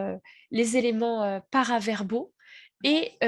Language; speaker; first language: French; native; French